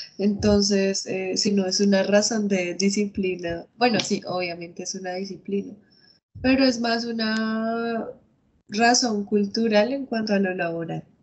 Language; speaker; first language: Spanish; native; Spanish